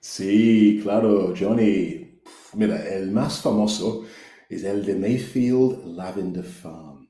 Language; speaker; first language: Spanish; non-native, fluent; English